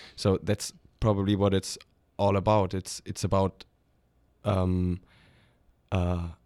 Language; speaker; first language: English; non-native, fluent; German